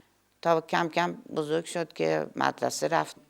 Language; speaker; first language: Persian; native; Persian